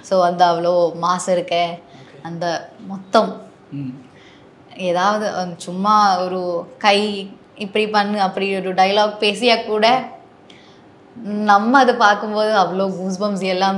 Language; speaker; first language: Tamil; non-native, learner; Malayalam